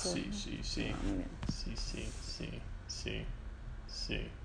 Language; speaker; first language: Spanish; non-native, fluent; English